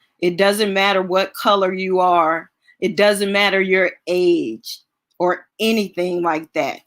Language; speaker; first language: English; native; English